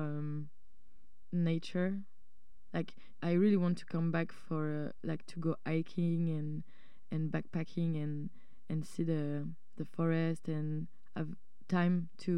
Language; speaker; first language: English; non-native, fluent; French